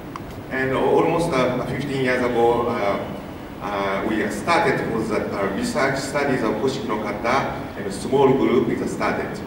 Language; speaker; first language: English; non-native, learner; Japanese